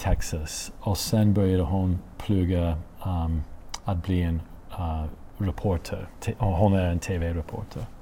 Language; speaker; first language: Swedish; non-native, fluent; English